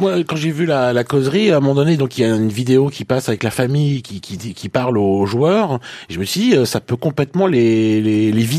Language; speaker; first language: French; native; French